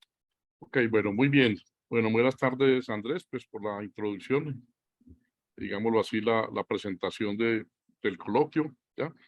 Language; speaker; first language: Spanish; native; Spanish